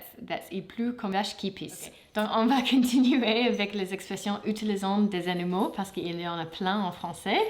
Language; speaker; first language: French; non-native, fluent; English